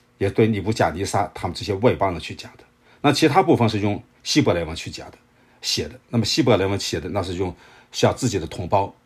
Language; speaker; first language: Chinese; native; Chinese